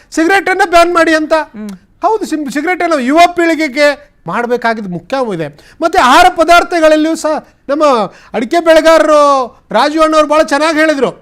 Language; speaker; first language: Kannada; native; Kannada